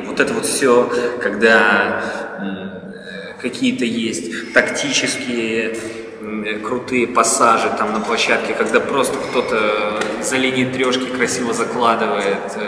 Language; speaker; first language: Russian; native; Russian